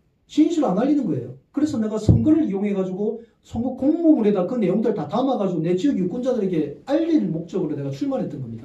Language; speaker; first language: Korean; native; Korean